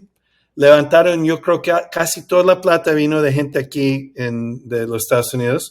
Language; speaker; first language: Spanish; early bilingual, heritage; English